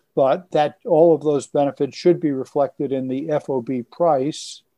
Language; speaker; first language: English; native; English